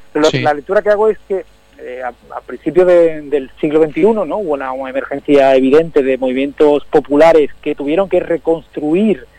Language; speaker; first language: Spanish; native; Spanish